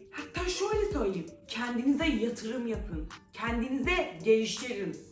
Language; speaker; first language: Turkish; non-native, fluent; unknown